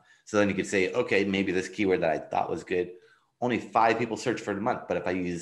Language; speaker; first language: English; native; English